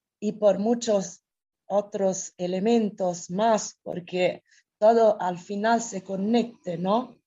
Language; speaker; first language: Spanish; non-native, fluent; Italian